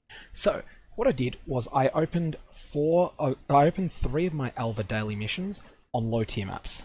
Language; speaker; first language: English; native; English